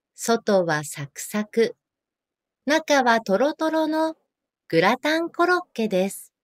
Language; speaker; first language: Japanese; native; Japanese